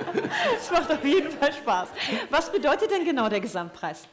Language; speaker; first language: German; native; German